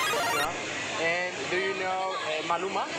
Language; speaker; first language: English; non-native, learner; French